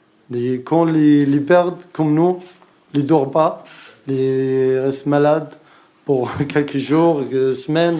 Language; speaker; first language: French; non-native, learner; Arabic